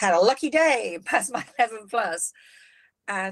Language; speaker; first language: English; native; English